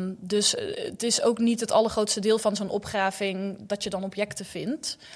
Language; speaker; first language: Dutch; native; Dutch